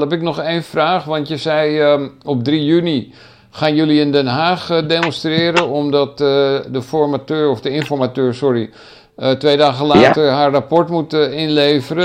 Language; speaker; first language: Dutch; native; Dutch